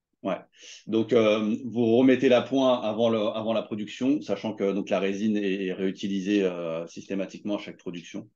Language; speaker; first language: French; native; French